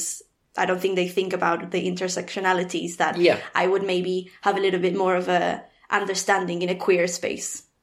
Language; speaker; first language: English; non-native, fluent; Spanish